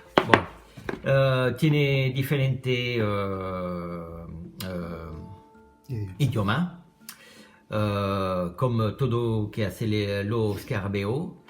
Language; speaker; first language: Spanish; non-native, learner; French